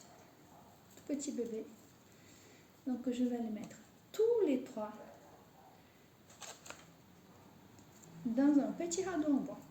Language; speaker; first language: French; native; French